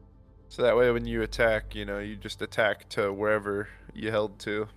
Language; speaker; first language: English; native; English